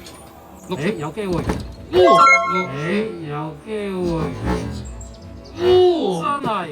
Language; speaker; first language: Chinese; native; Chinese